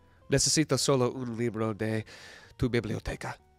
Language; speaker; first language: Spanish; non-native, learner; English